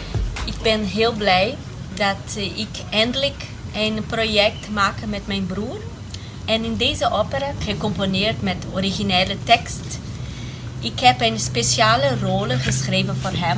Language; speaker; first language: Dutch; non-native, fluent; Portuguese